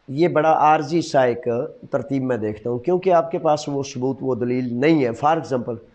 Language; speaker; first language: Urdu; non-native, local second language; Punjabi